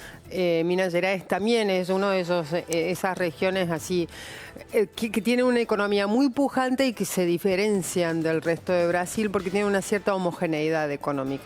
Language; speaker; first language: Spanish; native; Spanish